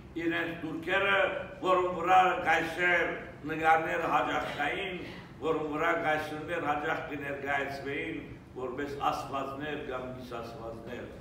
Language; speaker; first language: Armenian; early bilingual, heritage; Armenian